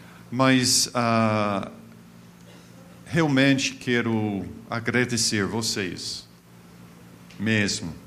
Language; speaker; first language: Portuguese; non-native, fluent; English